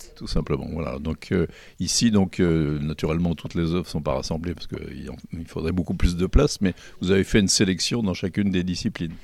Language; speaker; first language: French; native; French